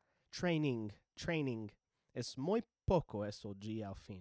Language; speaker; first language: Spanish; non-native, learner; English